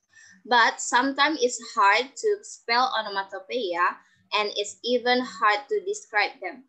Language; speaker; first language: English; non-native, learner; Indonesian